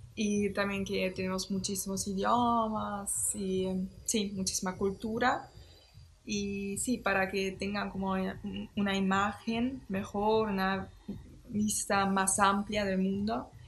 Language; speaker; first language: Spanish; non-native, fluent; German